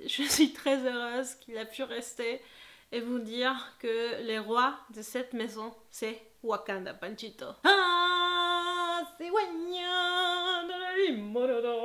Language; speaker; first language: French; non-native, fluent; Spanish